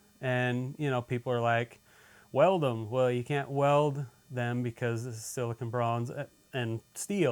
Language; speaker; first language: English; native; English